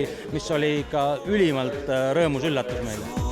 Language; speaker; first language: Estonian; native; Estonian